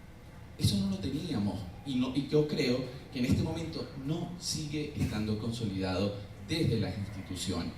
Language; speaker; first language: Spanish; native; Spanish